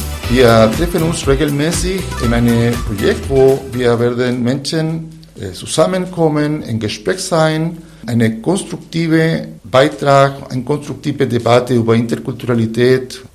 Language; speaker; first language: German; non-native, fluent; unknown